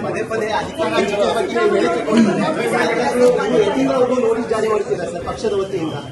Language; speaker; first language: Kannada; native; Kannada